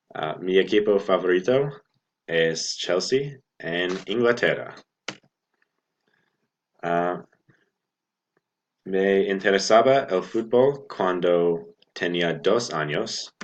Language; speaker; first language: Spanish; non-native, learner; English